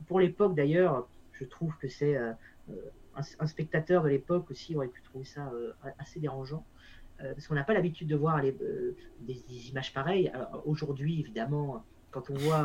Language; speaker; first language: French; native; French